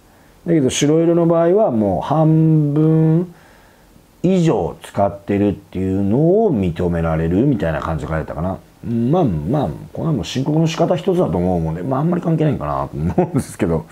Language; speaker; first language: Japanese; native; Japanese